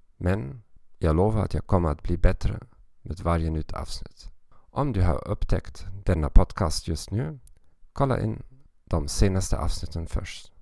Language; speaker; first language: Swedish; non-native, learner; German